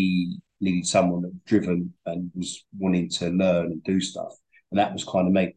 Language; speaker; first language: English; native; English